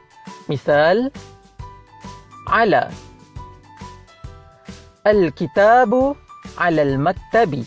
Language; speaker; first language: Arabic; non-native, fluent; Malay